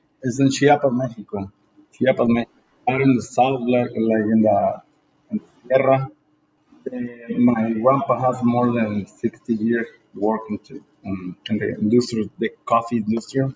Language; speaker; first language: English; non-native, learner; Spanish